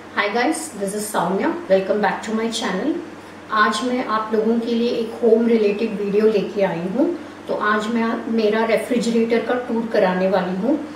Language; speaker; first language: Hindi; non-native, local second language; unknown